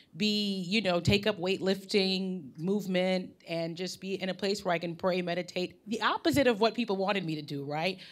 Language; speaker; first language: English; native; English